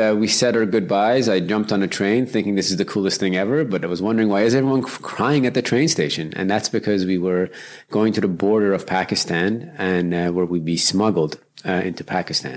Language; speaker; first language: English; native; English